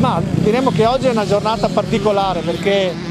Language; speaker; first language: Italian; native; Italian